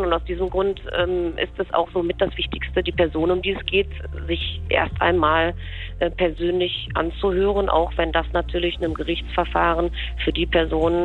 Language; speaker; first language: German; native; German